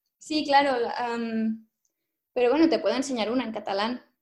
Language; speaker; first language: Spanish; native; Spanish